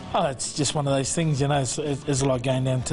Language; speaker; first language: English; native; English